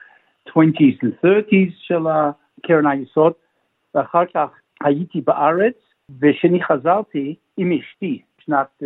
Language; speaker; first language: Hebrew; non-native, fluent; English